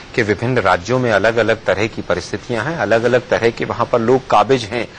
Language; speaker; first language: Hindi; native; Hindi